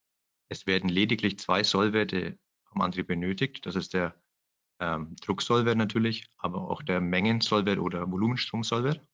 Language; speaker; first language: German; native; German